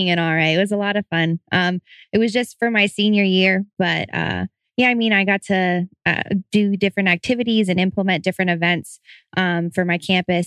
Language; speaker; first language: English; native; English